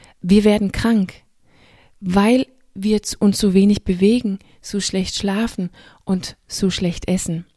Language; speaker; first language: German; non-native, fluent; Danish